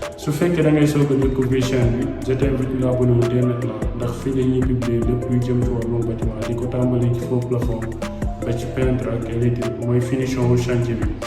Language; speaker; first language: Wolof; non-native, local second language; Fula